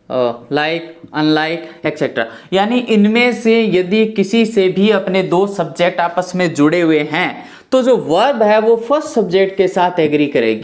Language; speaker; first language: Hindi; native; Hindi